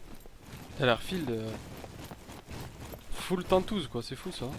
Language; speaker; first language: French; native; French